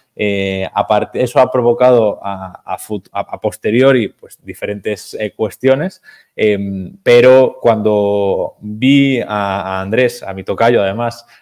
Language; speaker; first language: Spanish; native; Spanish